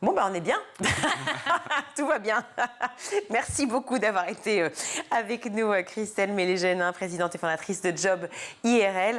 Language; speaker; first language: French; native; French